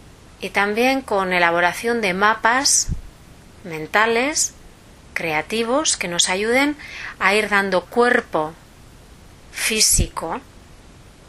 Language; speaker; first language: Spanish; native; Spanish